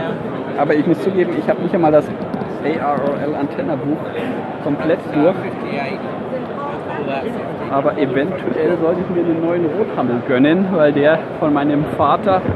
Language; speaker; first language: German; native; German